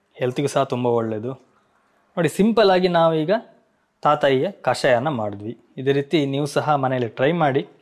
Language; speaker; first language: Kannada; non-native, local second language; Tulu